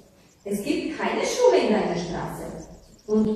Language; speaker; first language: German; non-native, fluent; Croatian